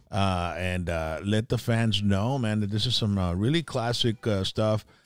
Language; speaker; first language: English; early bilingual, other home language; Spanish